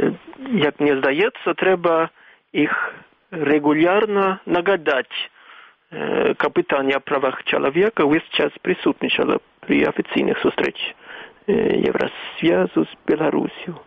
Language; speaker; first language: Belarusian; non-native, fluent; Swedish